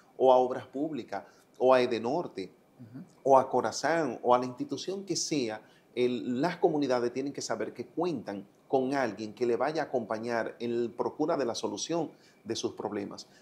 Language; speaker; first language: Spanish; native; Spanish